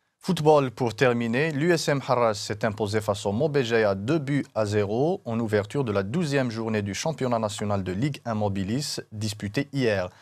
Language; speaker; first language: French; non-native, local second language; Arabic